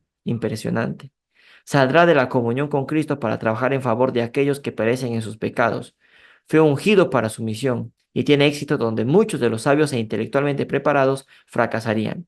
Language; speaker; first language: Spanish; native; Spanish